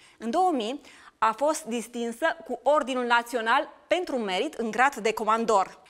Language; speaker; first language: Romanian; native; Romanian